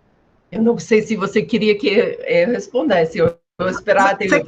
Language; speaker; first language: Portuguese; non-native, fluent; English